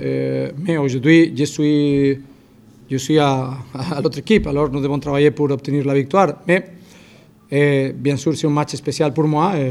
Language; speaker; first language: French; non-native, fluent; Spanish